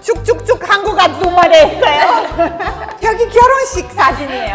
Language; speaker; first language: Korean; non-native, fluent; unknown